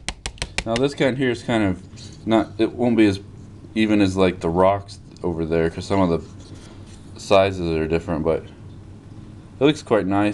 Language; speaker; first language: English; native; English